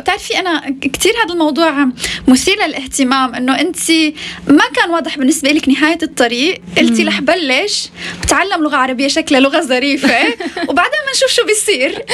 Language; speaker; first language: Arabic; native; Arabic